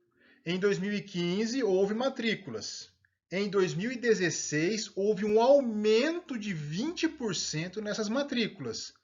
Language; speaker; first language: Portuguese; native; Portuguese